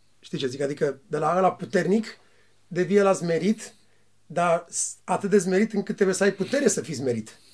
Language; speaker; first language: Romanian; native; Romanian